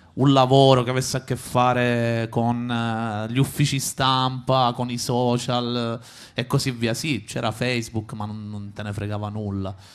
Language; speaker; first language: Italian; native; Italian